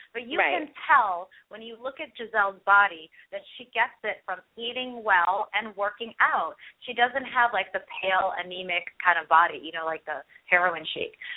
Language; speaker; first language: English; early bilingual, other home language; Hindi